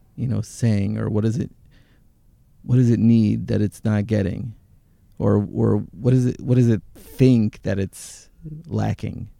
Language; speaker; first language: English; early bilingual, other home language; Hebrew